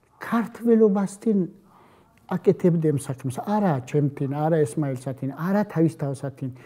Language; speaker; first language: Georgian; early bilingual, heritage; Georgian